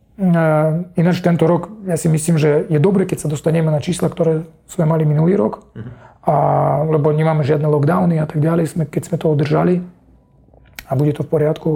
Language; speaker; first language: Slovak; non-native, fluent; Russian